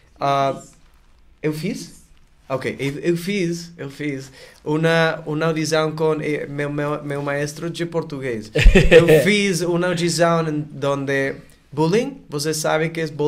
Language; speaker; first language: Portuguese; non-native, learner; Spanish